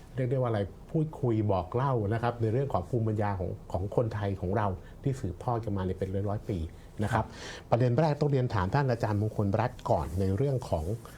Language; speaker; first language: Thai; native; Thai